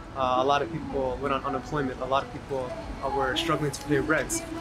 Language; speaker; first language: English; native; English